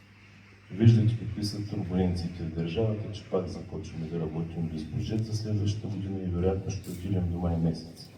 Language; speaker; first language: Bulgarian; native; Bulgarian